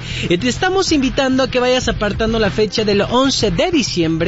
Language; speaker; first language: Spanish; native; Spanish